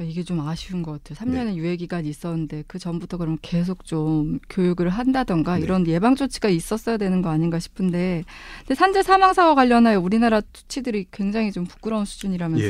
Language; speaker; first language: Korean; native; Korean